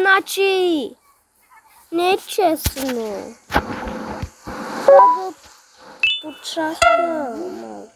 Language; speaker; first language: Bulgarian; non-native, local second language; Turkish